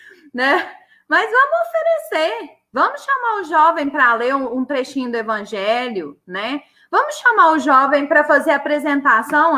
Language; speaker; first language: Portuguese; native; Portuguese